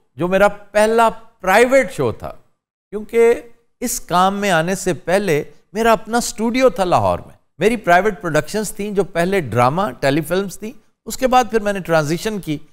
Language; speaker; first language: Urdu; native; Urdu